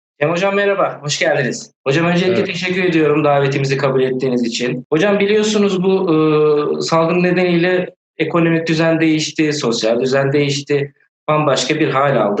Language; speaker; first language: Turkish; native; Turkish